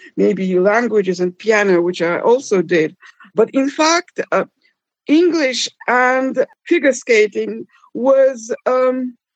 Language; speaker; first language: English; non-native, fluent; German